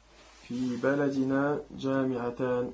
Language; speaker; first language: Arabic; non-native, learner; French